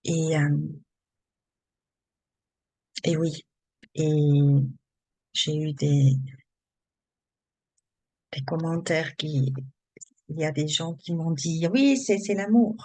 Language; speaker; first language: French; non-native, learner; German